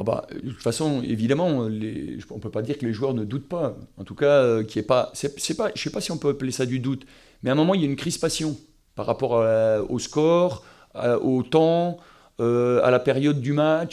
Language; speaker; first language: French; native; French